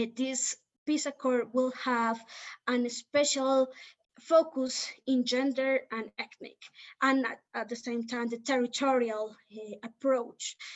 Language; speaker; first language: English; non-native, fluent; Spanish